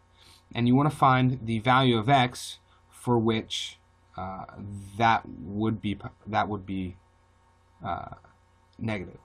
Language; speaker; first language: English; native; English